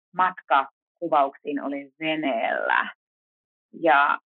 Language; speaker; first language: Finnish; early bilingual, other home language; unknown